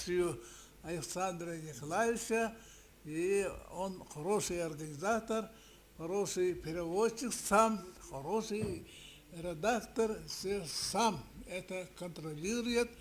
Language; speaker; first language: Russian; non-native, local second language; Yakut